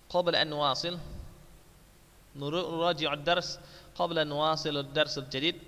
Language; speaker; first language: Arabic; non-native, fluent; Indonesian